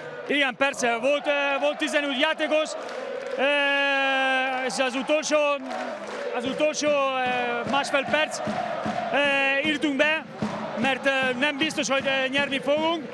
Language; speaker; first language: Hungarian; non-native, learner; Spanish